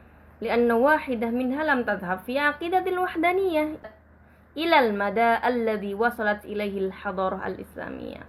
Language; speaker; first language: Arabic; non-native, fluent; Indonesian